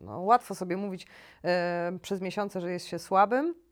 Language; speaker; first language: Polish; native; Polish